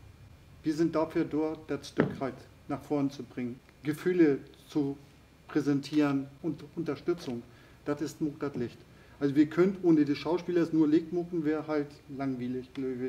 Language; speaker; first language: German; native; German